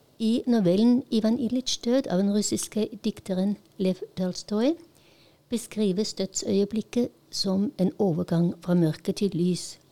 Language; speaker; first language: Norwegian; non-native, fluent; Polish